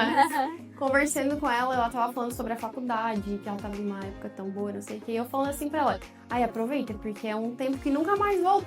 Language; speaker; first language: Portuguese; native; Portuguese